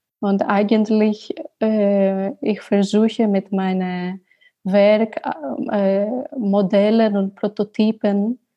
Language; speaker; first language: German; non-native, learner; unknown